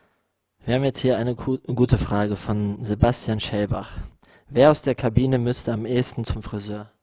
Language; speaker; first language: German; native; German